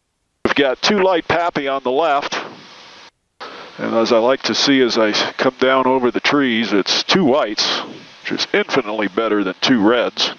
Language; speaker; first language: English; native; English